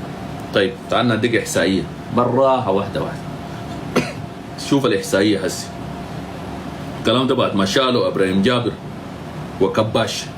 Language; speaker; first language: Arabic; native; Arabic